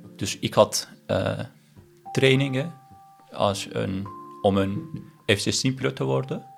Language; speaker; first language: Dutch; non-native, learner; Turkish